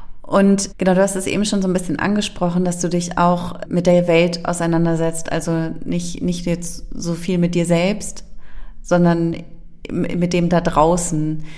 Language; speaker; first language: German; native; German